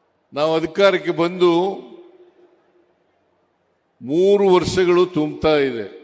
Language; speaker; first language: Kannada; native; Kannada